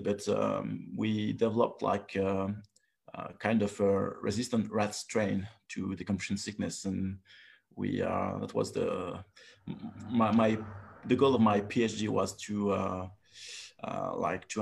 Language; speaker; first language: English; non-native, fluent; French